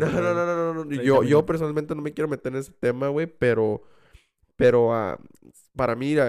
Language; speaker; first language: Spanish; early bilingual, heritage; Spanish